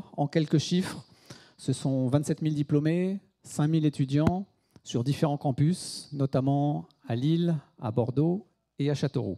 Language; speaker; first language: French; native; French